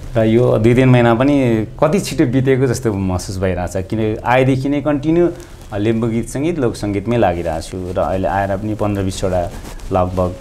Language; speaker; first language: Nepali; non-native, local second language; Limbu